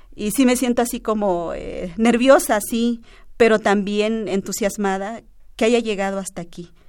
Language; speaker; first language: Spanish; non-native, local second language; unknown